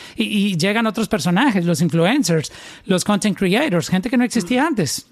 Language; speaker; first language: Spanish; native; Spanish